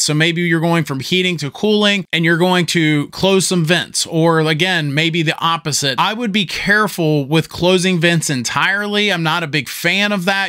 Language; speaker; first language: English; native; English